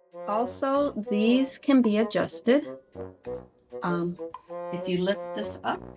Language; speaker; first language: English; native; English